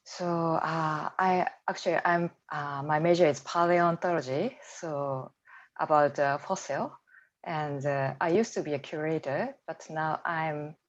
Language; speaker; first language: English; non-native, learner; Japanese